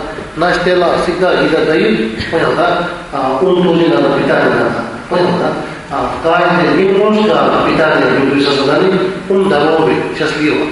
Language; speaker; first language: Russian; non-native, learner; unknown